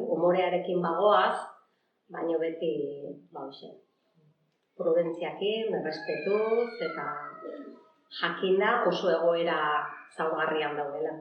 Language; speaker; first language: Basque; native; Basque